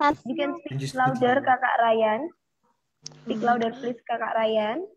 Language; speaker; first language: English; non-native, fluent; Indonesian